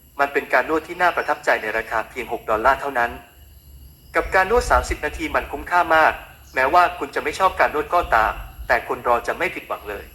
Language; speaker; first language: Thai; native; Thai